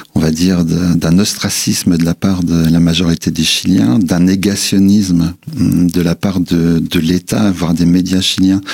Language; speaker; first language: French; native; French